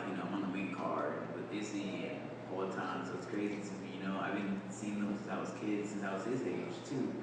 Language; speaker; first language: English; native; English